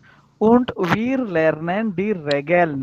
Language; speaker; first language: German; non-native, learner; Marathi